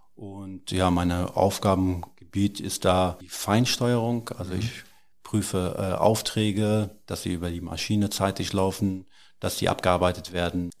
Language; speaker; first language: German; early bilingual, other home language; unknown